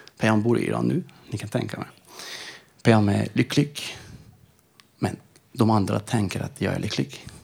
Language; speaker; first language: Swedish; non-native, fluent; Persian